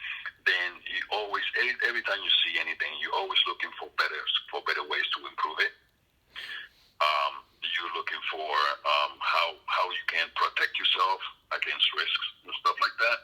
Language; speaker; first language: English; non-native, fluent; Spanish